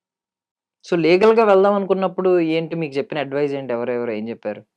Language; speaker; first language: Telugu; native; Telugu